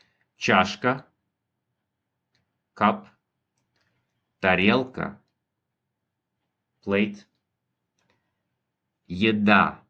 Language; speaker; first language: Russian; non-native, fluent; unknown